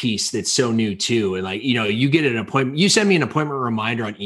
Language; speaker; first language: English; native; English